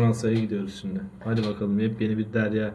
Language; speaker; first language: Turkish; native; Turkish